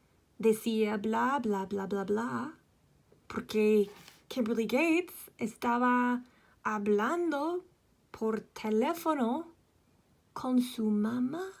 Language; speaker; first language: Spanish; non-native, fluent; English